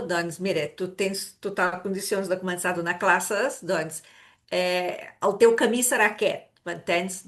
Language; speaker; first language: Catalan; non-native, fluent; Portuguese